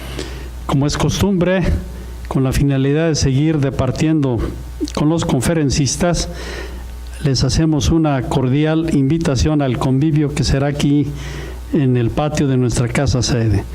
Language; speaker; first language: Spanish; native; Spanish